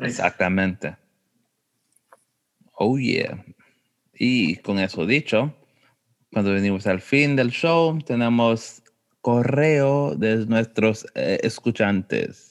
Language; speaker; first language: Spanish; early bilingual, heritage; Spanish